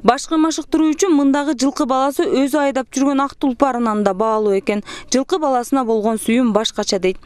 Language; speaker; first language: Kyrgyz; native; Kyrgyz